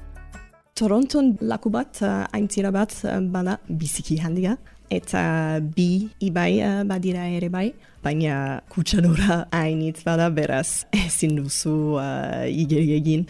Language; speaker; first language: Basque; non-native, fluent; English